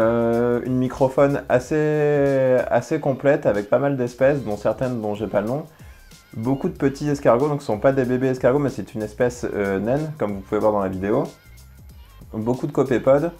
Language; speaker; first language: French; native; French